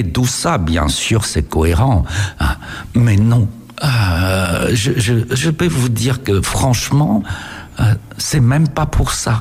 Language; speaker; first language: French; non-native, fluent; Chinese